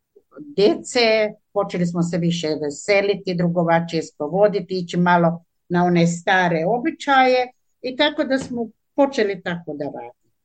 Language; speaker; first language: Croatian; native; Croatian